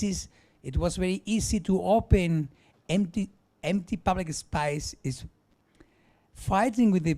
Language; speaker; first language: English; non-native, learner; Spanish